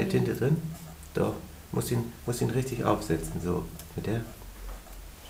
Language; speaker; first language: German; native; German